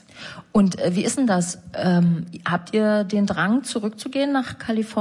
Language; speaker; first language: German; native; German